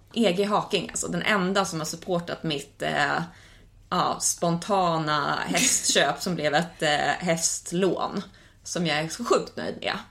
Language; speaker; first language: Swedish; native; Swedish